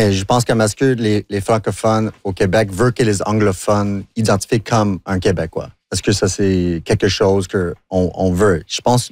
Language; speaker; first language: French; non-native, local second language; English